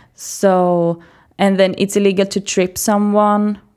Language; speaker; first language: English; non-native, fluent; Greek